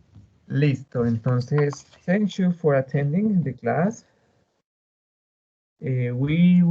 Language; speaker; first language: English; non-native, learner; Spanish